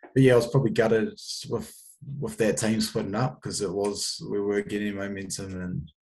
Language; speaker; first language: English; native; English